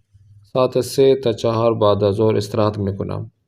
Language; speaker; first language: Persian; non-native, fluent; Urdu